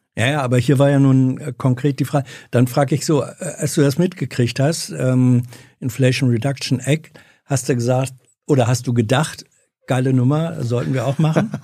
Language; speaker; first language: German; native; German